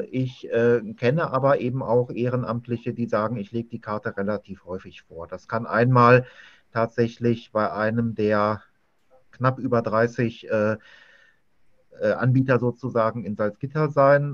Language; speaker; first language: German; native; German